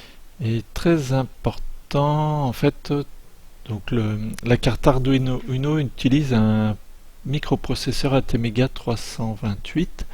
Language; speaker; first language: French; native; French